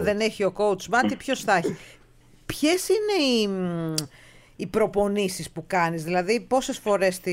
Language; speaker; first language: Greek; native; Greek